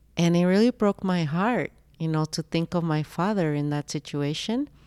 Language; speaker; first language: English; early bilingual, other home language; Spanish